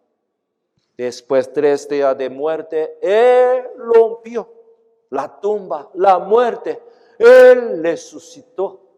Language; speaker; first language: Spanish; non-native, fluent; Korean